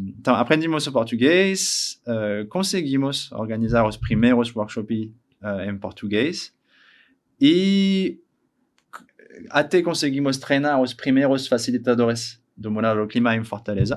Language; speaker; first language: Portuguese; non-native, learner; French